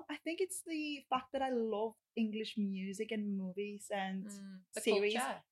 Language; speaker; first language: English; non-native, fluent; Greek